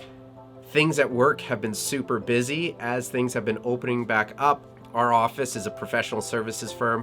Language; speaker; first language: English; native; English